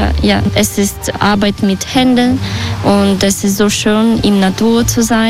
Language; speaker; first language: German; non-native, fluent; Belarusian